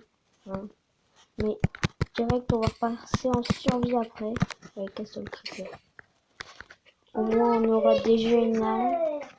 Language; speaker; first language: French; native; French